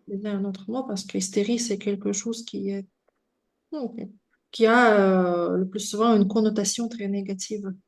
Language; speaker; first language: French; non-native, fluent; Russian